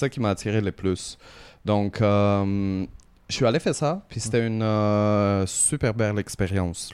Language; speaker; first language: French; native; French